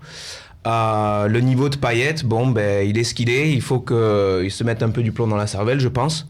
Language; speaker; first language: French; native; French